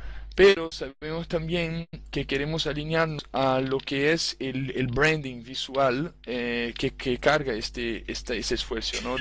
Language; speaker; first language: Spanish; non-native, fluent; Portuguese